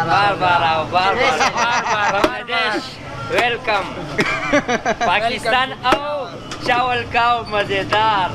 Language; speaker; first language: Hindi; non-native, local second language; Pashto